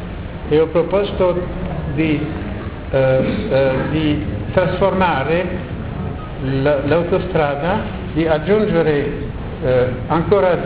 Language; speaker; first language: Italian; non-native, learner; French